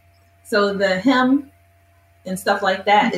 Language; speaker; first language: English; native; English